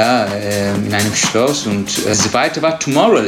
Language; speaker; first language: German; non-native, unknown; Turkish